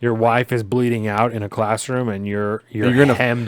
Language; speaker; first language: English; native; English